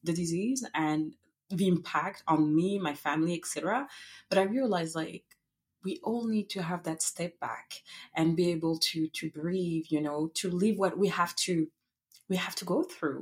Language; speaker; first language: English; non-native, fluent; French